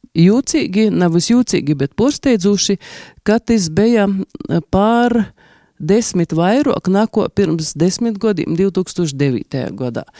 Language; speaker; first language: Latvian; native; Latvian